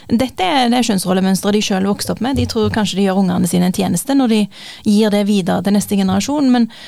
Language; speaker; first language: Norwegian; early bilingual, other home language; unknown